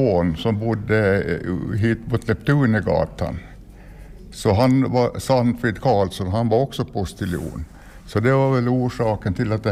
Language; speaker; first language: Swedish; native; Swedish